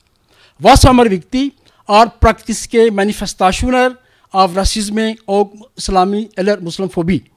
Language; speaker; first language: Norwegian; non-native, learner; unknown